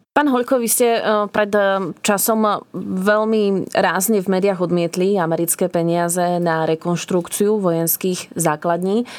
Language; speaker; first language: Slovak; native; Slovak